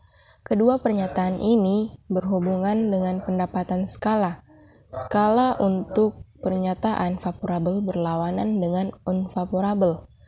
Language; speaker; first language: Indonesian; native; Indonesian